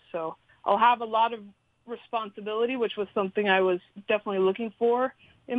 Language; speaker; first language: English; native; English